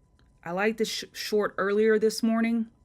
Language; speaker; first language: English; native; English